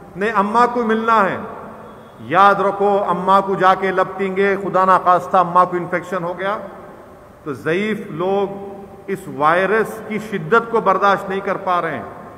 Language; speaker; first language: Hindi; non-native, local second language; Urdu